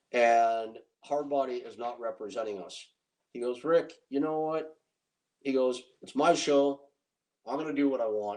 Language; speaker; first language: English; native; English